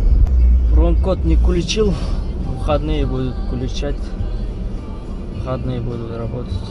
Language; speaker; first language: Russian; non-native, learner; Kyrgyz